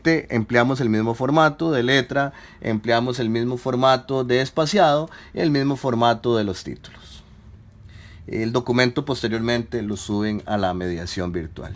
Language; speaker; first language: Spanish; native; Spanish